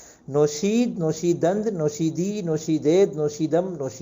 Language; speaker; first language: Persian; non-native, fluent; Urdu